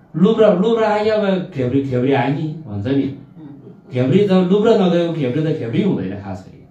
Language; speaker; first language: Nepali; non-native, local second language; Gurung